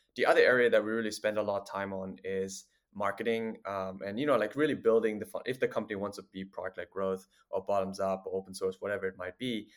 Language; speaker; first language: English; non-native, fluent; German